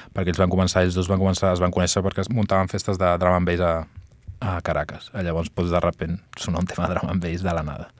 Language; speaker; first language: Catalan; non-native, local second language; Spanish